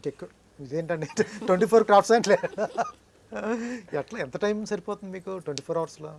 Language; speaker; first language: Telugu; native; Telugu